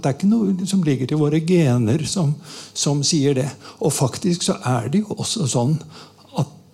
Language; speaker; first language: Norwegian; native; Norwegian